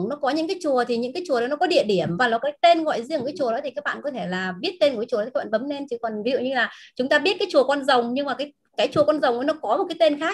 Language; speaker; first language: Vietnamese; native; Vietnamese